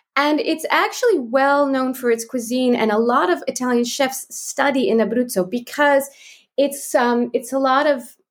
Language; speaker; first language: English; native; English